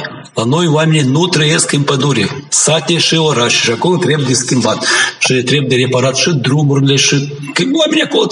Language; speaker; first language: Romanian; non-native, local second language; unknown